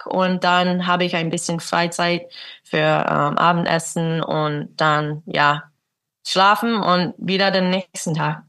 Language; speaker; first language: German; non-native, learner; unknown